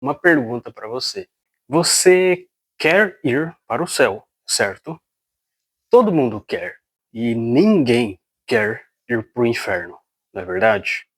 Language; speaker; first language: Portuguese; native; Portuguese